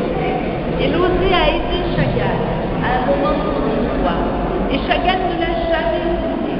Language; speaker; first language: French; native; French